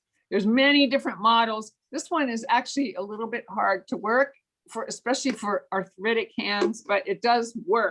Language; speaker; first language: English; native; English